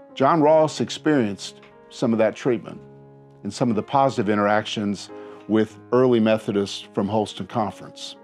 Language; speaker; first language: English; native; English